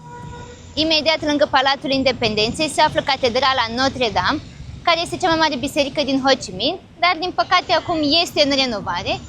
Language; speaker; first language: Romanian; native; Romanian